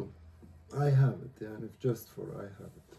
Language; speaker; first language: English; non-native, learner; Turkish